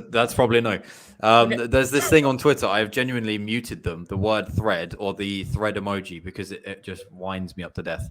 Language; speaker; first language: English; native; English